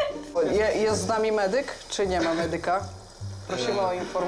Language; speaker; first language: Polish; native; Polish